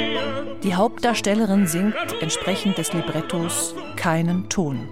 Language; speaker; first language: German; native; German